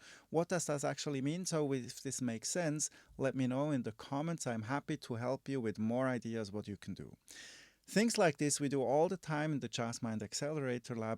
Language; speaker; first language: English; non-native, fluent; German